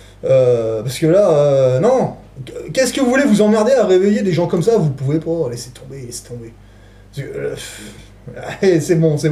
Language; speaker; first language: French; native; French